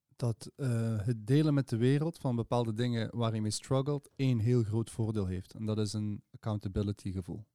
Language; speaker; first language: Dutch; early bilingual, other home language; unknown